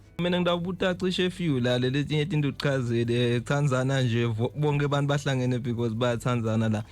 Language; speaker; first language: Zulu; non-native, local second language; Swati